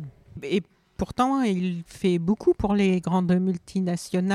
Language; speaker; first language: French; native; French